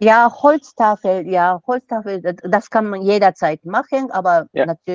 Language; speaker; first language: German; non-native, fluent; Japanese